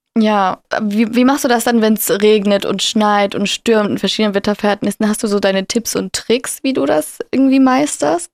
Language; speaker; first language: German; native; German